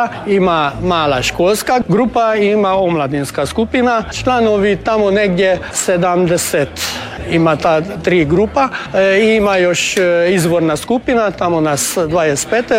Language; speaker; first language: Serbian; early bilingual, heritage; Croatian